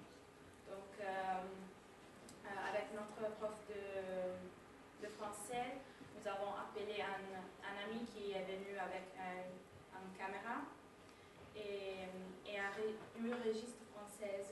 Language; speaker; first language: French; non-native, learner; Italian